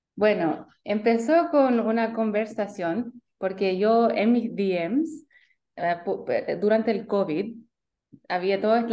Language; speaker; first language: Spanish; early bilingual, heritage; Spanish